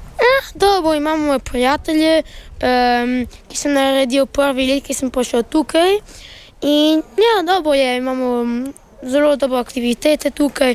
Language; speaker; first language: Slovenian; early bilingual, heritage; Slovenian